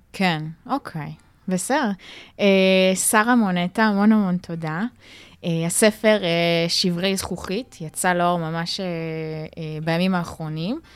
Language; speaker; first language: Hebrew; native; Hebrew